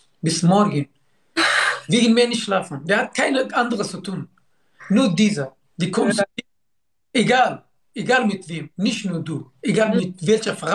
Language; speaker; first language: German; non-native, learner; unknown